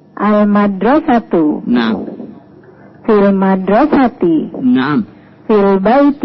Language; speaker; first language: Arabic; non-native, learner; Indonesian